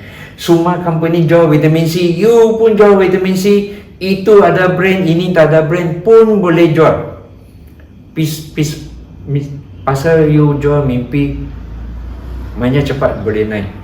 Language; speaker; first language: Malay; non-native, local second language; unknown